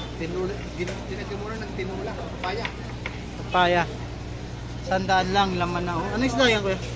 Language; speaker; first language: Filipino; native; Filipino